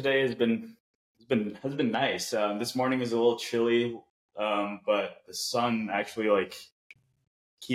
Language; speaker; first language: English; non-native, local second language; Cebuano